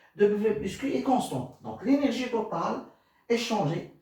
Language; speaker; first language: French; non-native, local second language; Arabic